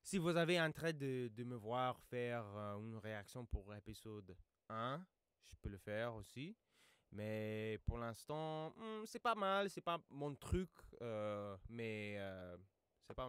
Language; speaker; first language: French; non-native, fluent; English